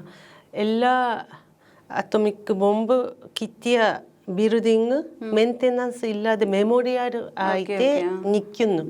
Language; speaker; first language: Malayalam; non-native, learner; Japanese